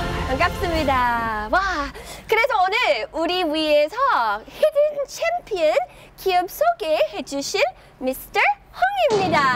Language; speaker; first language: Korean; non-native, learner; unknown